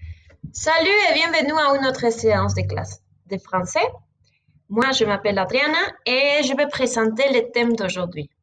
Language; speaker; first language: French; non-native, fluent; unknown